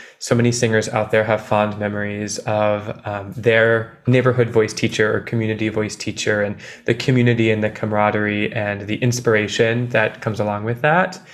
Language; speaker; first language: English; native; English